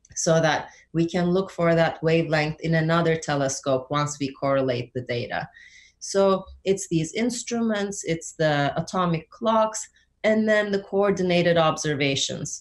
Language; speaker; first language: English; non-native, fluent; Turkish